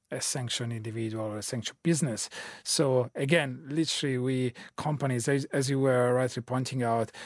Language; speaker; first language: English; non-native, fluent; Italian